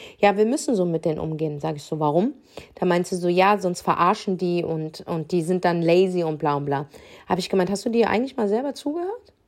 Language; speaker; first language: German; early bilingual, other home language; Arabic